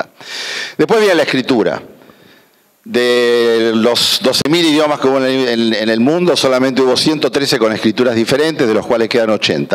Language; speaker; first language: Spanish; native; Spanish